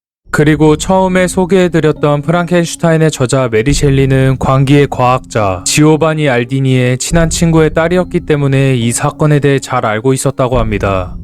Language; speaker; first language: Korean; native; Korean